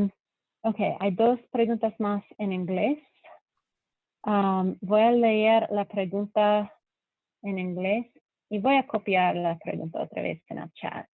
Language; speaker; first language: Spanish; non-native, fluent; English